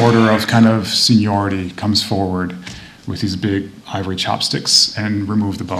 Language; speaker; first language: English; native; English